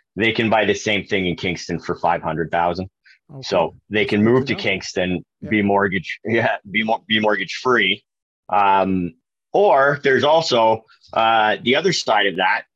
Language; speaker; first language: English; native; English